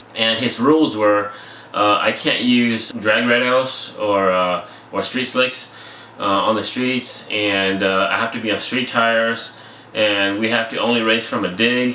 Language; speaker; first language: English; native; English